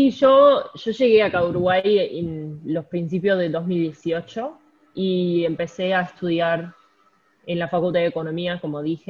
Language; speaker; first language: Spanish; native; Spanish